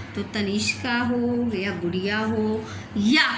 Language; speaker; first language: Hindi; non-native, local second language; Marathi